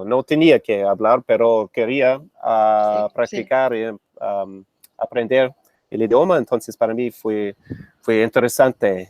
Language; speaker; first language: Spanish; non-native, fluent; English